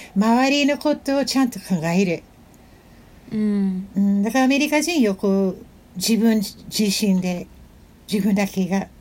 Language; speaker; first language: Japanese; non-native, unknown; English